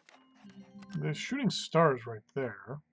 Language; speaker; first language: English; native; English